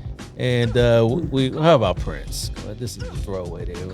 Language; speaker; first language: English; native; English